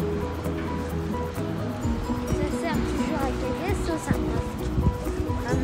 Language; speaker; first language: French; early bilingual, heritage; French